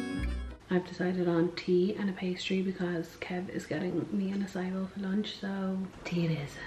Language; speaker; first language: English; native; English